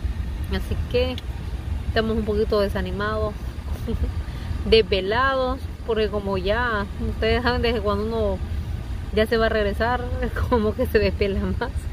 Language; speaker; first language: Spanish; native; Spanish